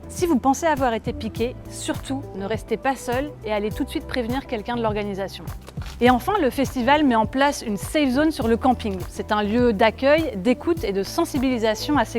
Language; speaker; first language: French; native; French